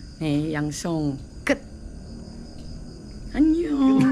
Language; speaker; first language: Korean; non-native, learner; Indonesian